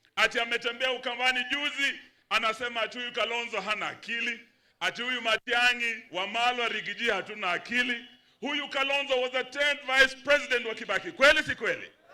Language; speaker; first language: Swahili; non-native, local second language; Luyia